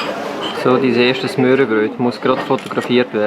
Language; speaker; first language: German; native; German